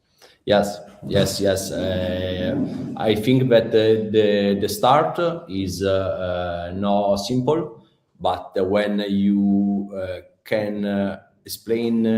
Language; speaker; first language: English; non-native, learner; Italian